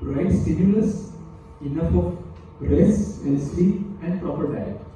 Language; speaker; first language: English; non-native, local second language; Marathi